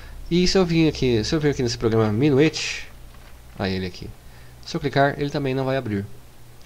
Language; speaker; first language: Portuguese; native; Portuguese